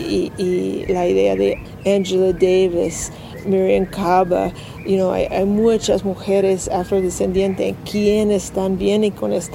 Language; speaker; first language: Spanish; non-native, learner; English